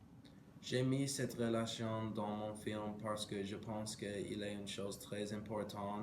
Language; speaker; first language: French; non-native, learner; English